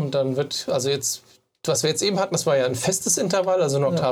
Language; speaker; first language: German; native; German